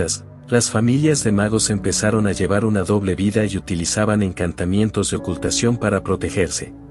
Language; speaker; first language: Spanish; native; Spanish